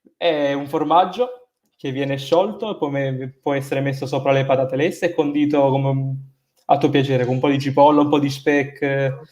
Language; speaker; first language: Italian; native; Italian